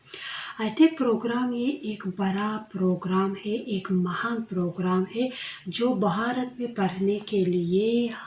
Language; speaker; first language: Hindi; non-native, fluent; Tajik